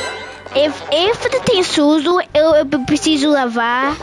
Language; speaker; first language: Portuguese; early bilingual, heritage; Portuguese